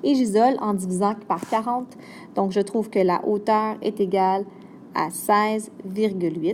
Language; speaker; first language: French; native; French